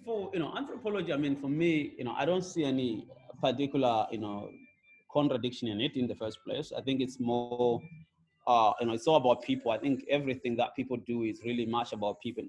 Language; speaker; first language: English; non-native, local second language; Shona